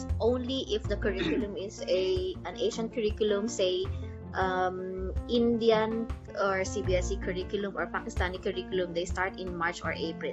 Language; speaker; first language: English; non-native, local second language; Filipino